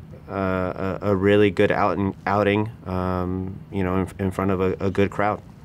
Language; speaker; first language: English; early bilingual, other home language; Spanish